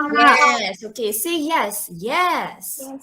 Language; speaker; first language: English; non-native, local second language; Malay